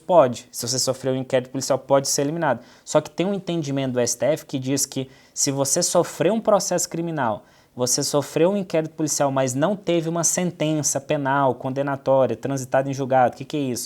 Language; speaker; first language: Portuguese; native; Portuguese